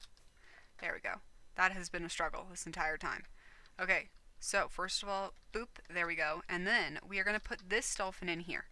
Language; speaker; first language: English; native; English